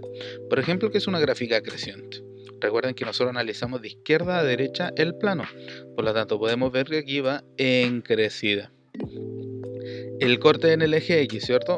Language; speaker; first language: Spanish; native; Spanish